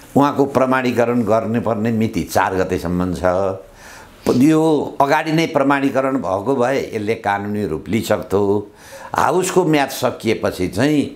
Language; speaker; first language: Nepali; native; Nepali